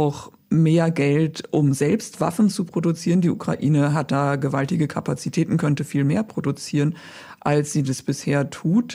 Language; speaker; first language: German; native; German